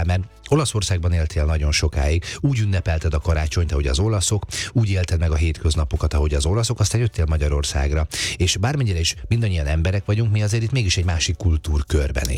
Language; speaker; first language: Hungarian; native; Hungarian